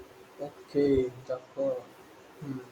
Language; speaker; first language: French; non-native, learner; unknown